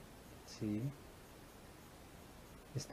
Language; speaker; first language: Spanish; native; Spanish